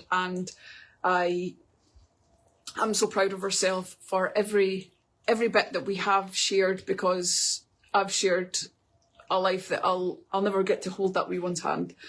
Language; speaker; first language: English; native; English